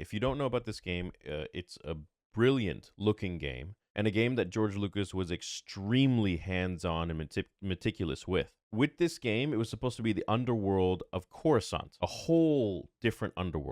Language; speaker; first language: English; native; English